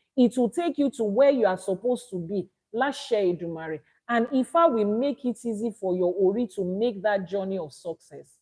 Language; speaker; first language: English; non-native, local second language; Yoruba